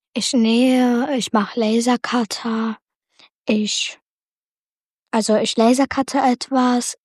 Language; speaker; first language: German; non-native, learner; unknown